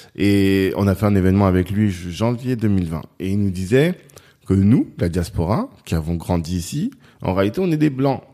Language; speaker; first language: French; native; French